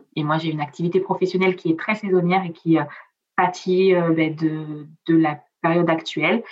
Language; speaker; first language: French; non-native, local second language; Italian